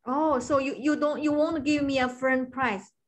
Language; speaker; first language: English; non-native, fluent; Chinese